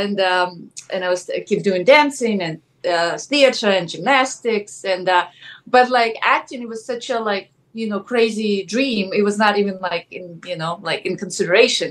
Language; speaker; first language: English; non-native, fluent; Ukrainian